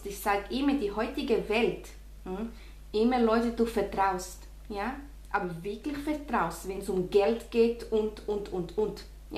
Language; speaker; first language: German; non-native, fluent; Spanish